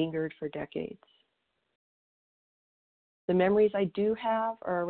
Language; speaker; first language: English; native; English